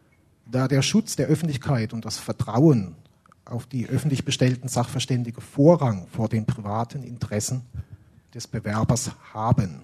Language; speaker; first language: German; native; German